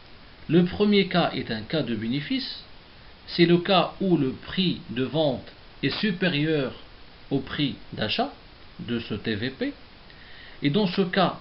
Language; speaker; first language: French; non-native, local second language; Arabic